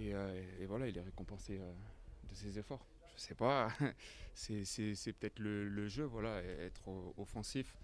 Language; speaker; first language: French; native; French